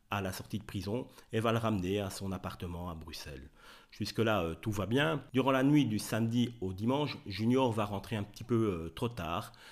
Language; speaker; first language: French; native; French